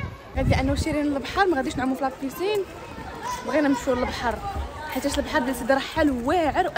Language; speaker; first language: Arabic; native; Arabic